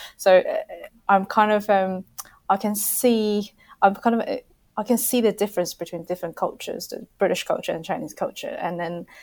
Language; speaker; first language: English; non-native, fluent; Chinese